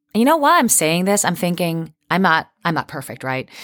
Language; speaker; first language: English; non-native, fluent; Dutch